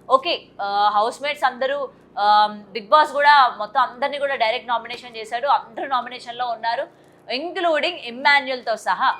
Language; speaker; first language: Telugu; native; Telugu